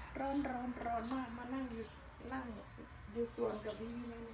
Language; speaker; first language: Thai; native; Thai